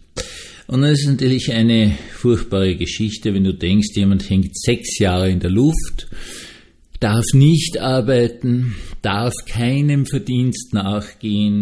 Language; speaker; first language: German; native; German